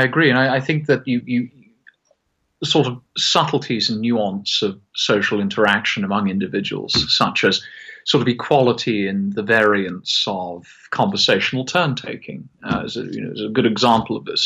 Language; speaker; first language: English; native; English